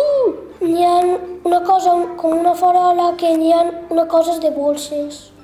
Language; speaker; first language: Catalan; non-native, local second language; Spanish